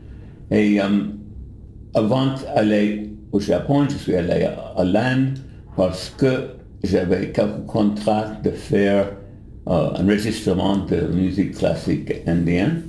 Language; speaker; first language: French; non-native, fluent; English